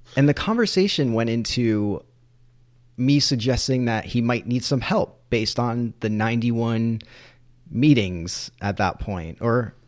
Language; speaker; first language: English; native; English